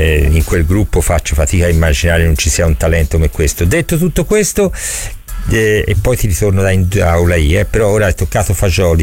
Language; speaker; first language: Italian; native; Italian